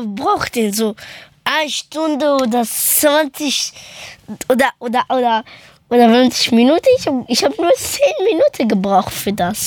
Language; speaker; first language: German; early bilingual, other home language; Persian